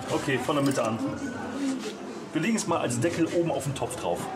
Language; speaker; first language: German; native; German